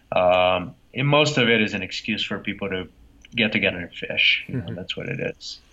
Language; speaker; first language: English; non-native, fluent; Portuguese